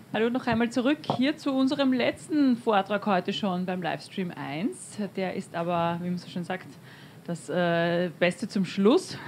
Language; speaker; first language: German; native; German